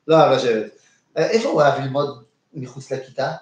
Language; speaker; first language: Hebrew; non-native, fluent; French